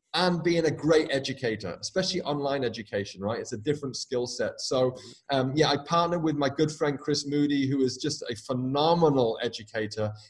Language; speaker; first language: English; native; English